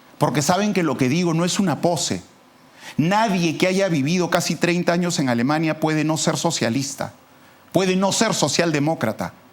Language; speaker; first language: Spanish; native; Spanish